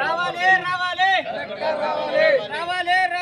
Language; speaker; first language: Telugu; non-native, local second language; Urdu